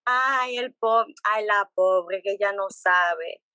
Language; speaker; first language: Spanish; early bilingual, heritage; Spanish